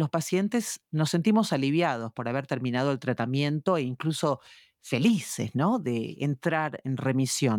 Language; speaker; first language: Spanish; native; Spanish